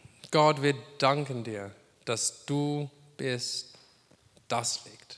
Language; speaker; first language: German; non-native, fluent; English